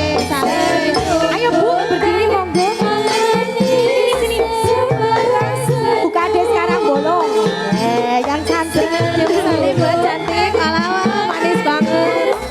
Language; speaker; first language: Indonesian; non-native, local second language; Javanese